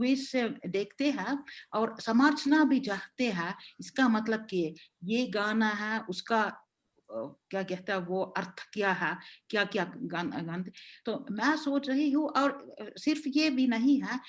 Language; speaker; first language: Hindi; non-native, fluent; Finnish